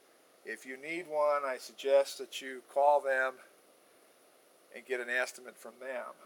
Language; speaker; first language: English; native; English